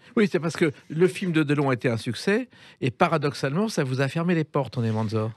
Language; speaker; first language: French; native; French